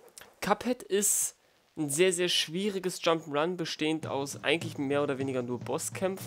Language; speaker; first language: German; native; German